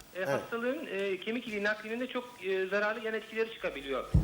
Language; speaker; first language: Turkish; native; Turkish